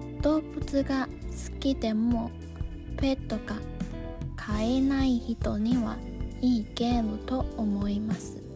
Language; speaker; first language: Japanese; non-native, learner; Chinese